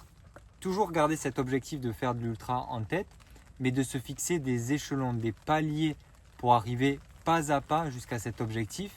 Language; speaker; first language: French; native; French